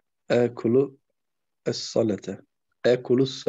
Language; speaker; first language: Arabic; non-native, learner; German